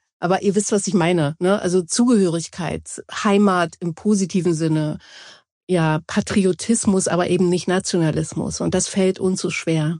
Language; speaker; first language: German; native; German